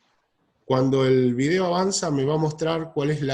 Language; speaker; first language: Spanish; native; Spanish